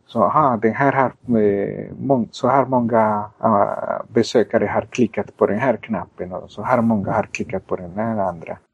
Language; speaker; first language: Swedish; non-native, fluent; Spanish